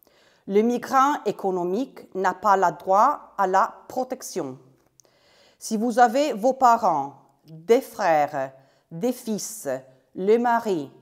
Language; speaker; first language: French; non-native, fluent; Italian